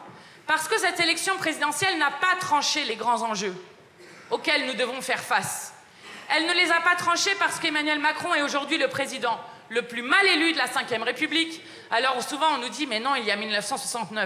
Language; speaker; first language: French; native; French